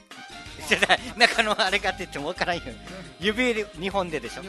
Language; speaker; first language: Japanese; native; Japanese